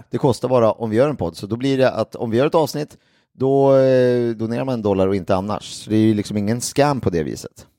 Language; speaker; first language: Swedish; native; Swedish